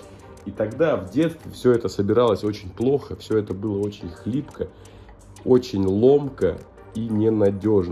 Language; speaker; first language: Russian; native; Russian